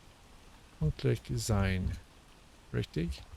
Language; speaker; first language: German; non-native, learner; English